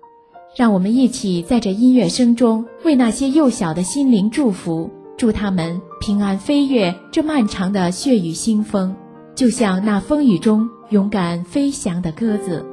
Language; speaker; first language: Chinese; native; Chinese